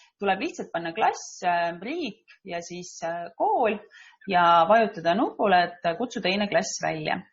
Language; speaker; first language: Estonian; native; Estonian